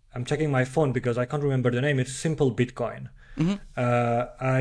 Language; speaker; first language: English; non-native, fluent; French